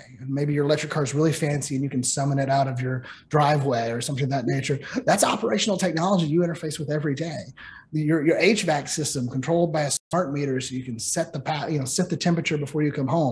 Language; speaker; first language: English; native; English